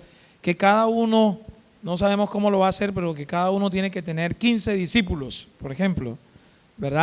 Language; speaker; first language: Spanish; native; Spanish